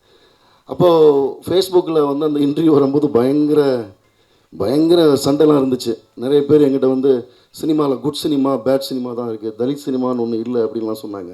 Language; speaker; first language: Tamil; native; Tamil